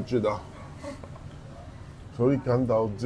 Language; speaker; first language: Chinese; non-native, learner; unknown